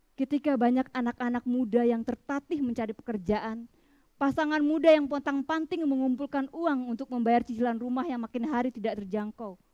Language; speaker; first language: Indonesian; native; Indonesian